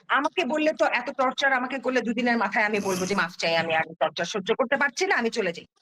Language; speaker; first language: Bangla; early bilingual, heritage; Bangla